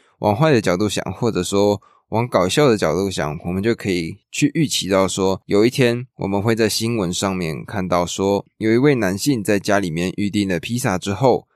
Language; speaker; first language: Chinese; native; Chinese